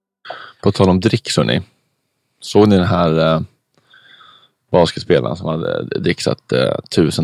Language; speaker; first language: Swedish; native; Swedish